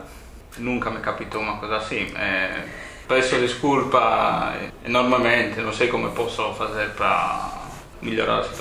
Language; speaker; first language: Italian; non-native, learner; Portuguese